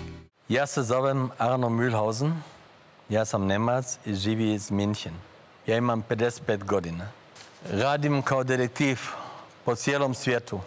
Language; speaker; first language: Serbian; non-native, learner; German